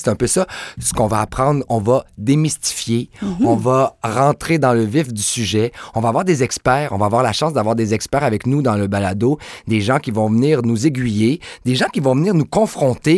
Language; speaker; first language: French; native; French